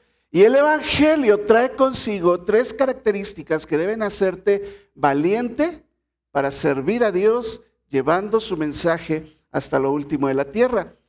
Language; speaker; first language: Spanish; native; Spanish